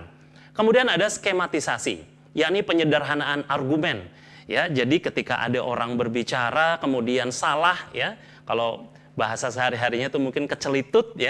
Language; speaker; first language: Indonesian; native; Indonesian